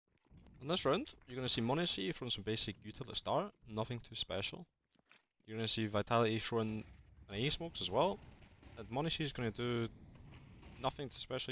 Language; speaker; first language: English; native; English